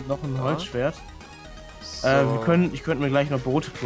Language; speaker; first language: German; native; German